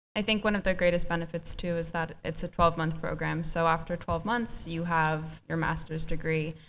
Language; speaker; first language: English; native; English